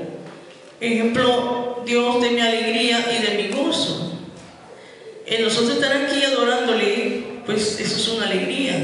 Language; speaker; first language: Spanish; native; Spanish